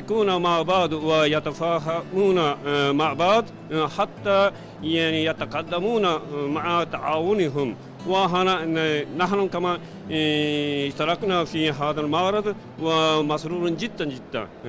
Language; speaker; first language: Arabic; non-native, learner; Japanese